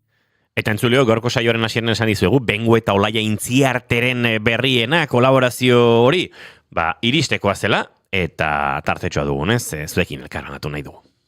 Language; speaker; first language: Basque; native; Basque